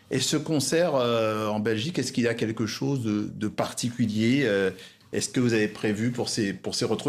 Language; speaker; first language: French; native; French